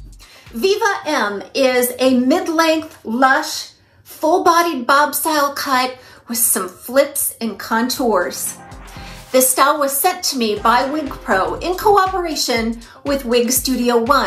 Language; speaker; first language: English; native; English